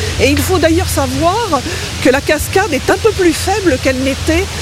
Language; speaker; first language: French; native; French